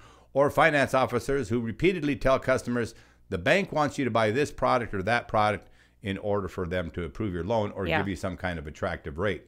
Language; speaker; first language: English; native; English